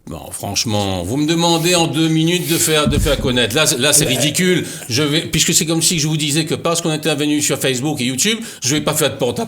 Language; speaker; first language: French; native; French